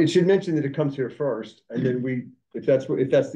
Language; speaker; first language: English; native; English